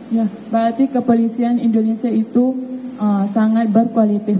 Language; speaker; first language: Indonesian; non-native, learner; Thai